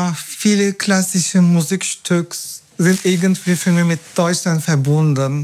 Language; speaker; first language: German; non-native, fluent; Turkish